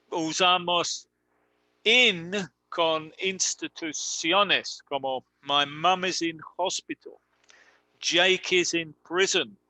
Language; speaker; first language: Spanish; non-native, learner; English